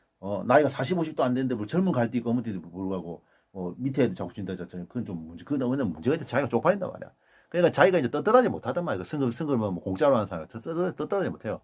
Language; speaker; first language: Korean; native; Korean